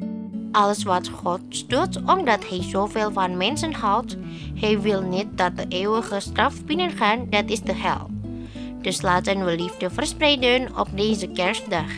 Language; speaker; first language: Dutch; non-native, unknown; Indonesian